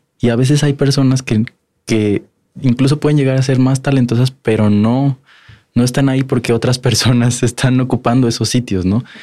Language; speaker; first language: Spanish; native; Spanish